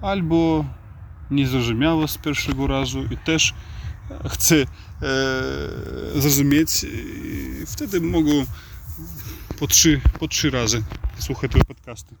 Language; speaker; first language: Polish; non-native, learner; Russian